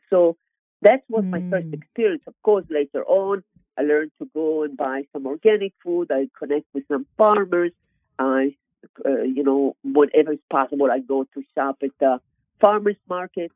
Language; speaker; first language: English; non-native, learner; Hebrew